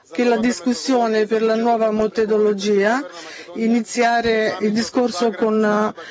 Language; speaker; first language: Italian; non-native, fluent; Macedonian